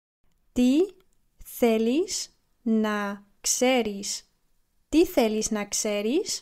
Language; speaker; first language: Greek; non-native, learner; English